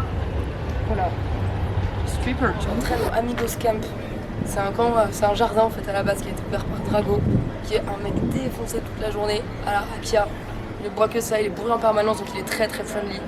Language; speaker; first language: French; native; French